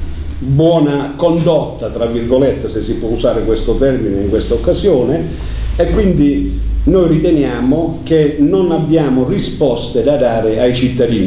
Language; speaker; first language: Italian; native; Italian